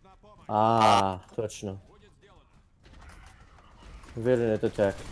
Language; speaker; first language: Russian; non-native, learner; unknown